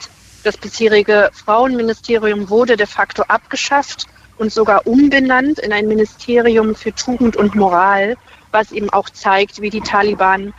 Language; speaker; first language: German; native; German